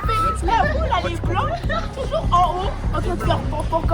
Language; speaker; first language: French; native; French